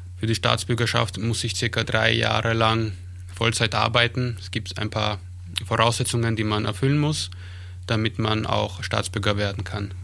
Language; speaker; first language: German; early bilingual, other home language; Armenian